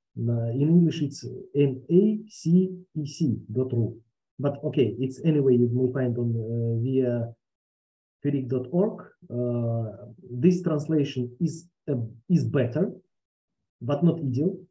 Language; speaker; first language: English; non-native, fluent; Russian